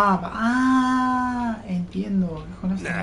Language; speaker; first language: Spanish; native; Spanish